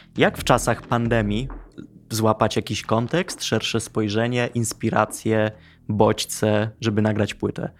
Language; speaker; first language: Polish; native; Polish